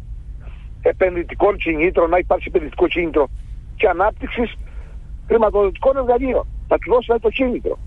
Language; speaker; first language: Greek; native; Greek